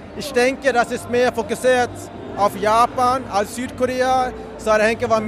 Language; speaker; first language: German; non-native, fluent; Swedish